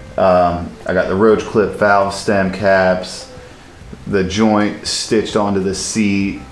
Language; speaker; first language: English; native; English